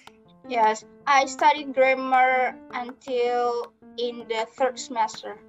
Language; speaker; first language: English; non-native, learner; Indonesian